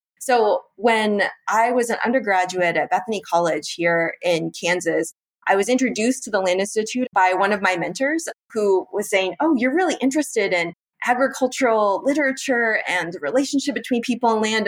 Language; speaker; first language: English; native; English